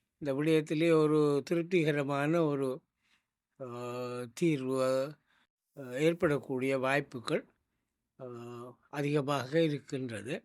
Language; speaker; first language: Tamil; native; Tamil